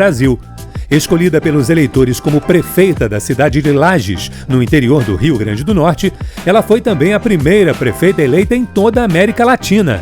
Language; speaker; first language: Portuguese; native; Portuguese